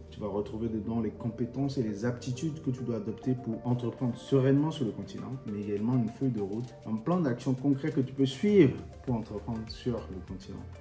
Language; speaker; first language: French; non-native, local second language; Fon